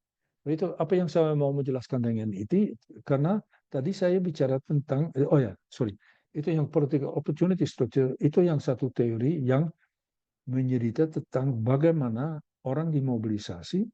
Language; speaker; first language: Indonesian; non-native, learner; Dutch